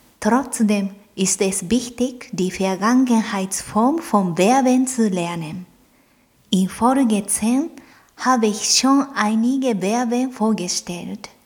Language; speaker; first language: German; non-native, fluent; Japanese